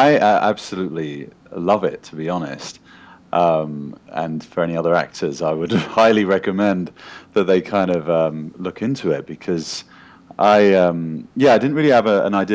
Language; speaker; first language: English; native; English